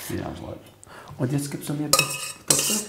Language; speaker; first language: German; non-native, fluent; Arabic